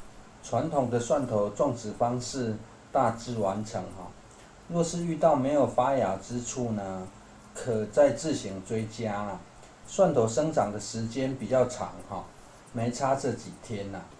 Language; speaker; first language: Chinese; native; Chinese